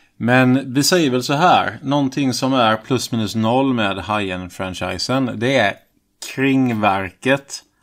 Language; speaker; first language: Swedish; native; Swedish